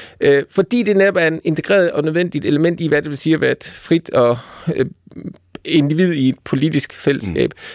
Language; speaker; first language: Danish; native; Danish